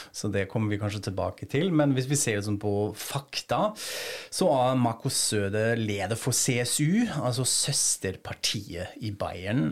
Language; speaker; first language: Norwegian; non-native, fluent; German